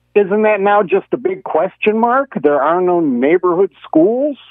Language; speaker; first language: English; native; English